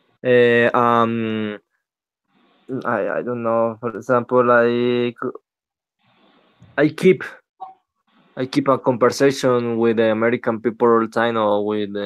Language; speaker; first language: English; non-native, learner; Spanish